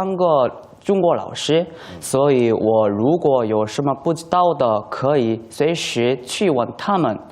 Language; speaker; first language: Chinese; non-native, learner; Korean